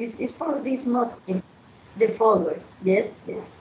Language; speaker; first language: English; non-native, learner; Spanish